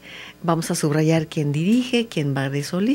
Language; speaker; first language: Spanish; native; Spanish